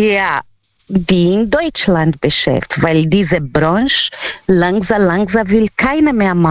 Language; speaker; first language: German; non-native, learner; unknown